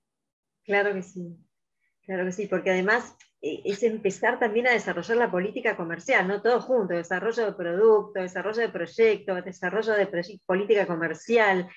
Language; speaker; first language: Spanish; native; Spanish